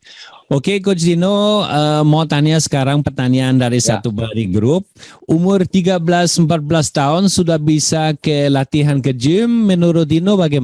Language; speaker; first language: Indonesian; non-native, learner; German